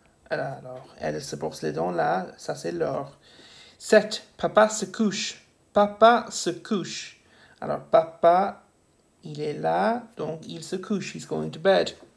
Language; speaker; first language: French; non-native, fluent; English